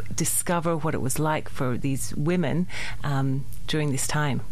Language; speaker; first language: English; native; English